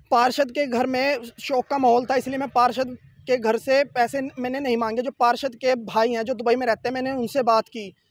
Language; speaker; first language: Hindi; native; Hindi